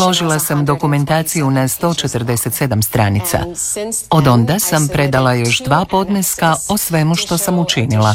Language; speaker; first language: Croatian; non-native, fluent; English